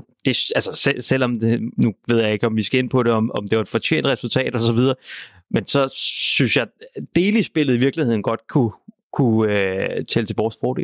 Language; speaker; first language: Danish; native; Danish